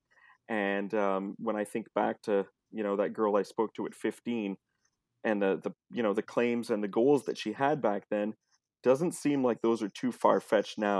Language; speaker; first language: English; native; English